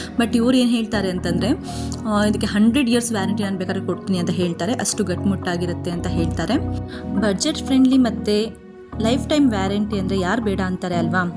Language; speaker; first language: Kannada; native; Kannada